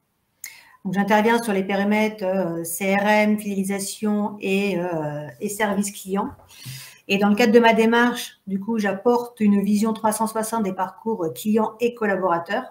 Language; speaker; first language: French; native; French